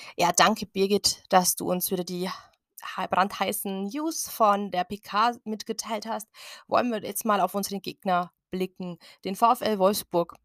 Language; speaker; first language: German; native; German